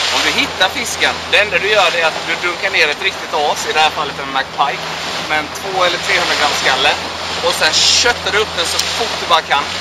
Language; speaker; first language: Swedish; early bilingual, other home language; Russian